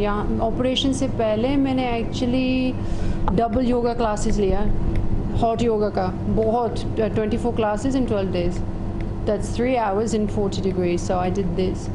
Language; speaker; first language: Hindi; non-native, fluent; English